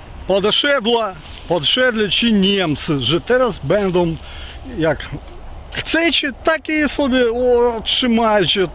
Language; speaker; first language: Polish; non-native, fluent; Ukrainian